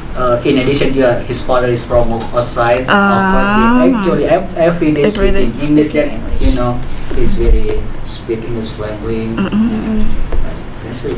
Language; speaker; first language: English; non-native, learner; Indonesian